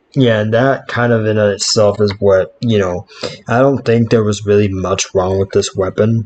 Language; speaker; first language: English; native; English